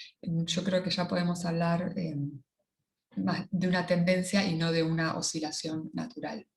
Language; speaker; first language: Spanish; native; Spanish